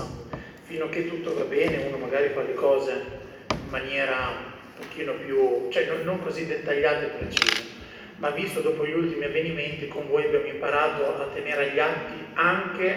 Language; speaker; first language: Italian; native; Italian